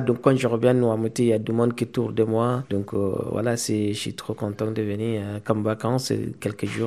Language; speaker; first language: French; non-native, learner; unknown